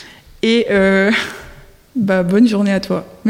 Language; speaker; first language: French; native; French